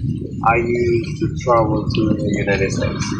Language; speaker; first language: English; non-native, learner; Spanish